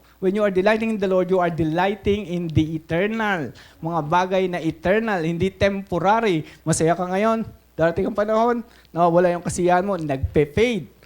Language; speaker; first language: Filipino; native; Filipino